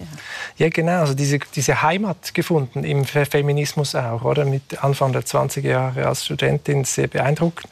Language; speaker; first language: German; native; German